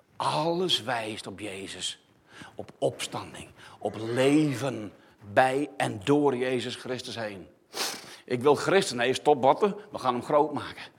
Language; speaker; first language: Dutch; native; Dutch